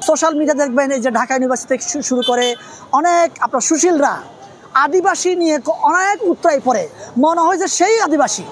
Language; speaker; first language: Bangla; non-native, local second language; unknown